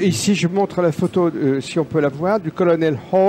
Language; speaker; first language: French; native; French